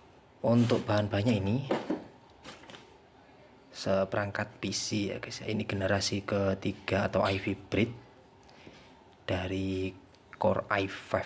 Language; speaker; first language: Indonesian; native; Indonesian